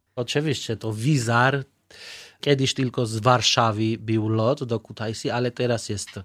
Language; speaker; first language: Polish; non-native, fluent; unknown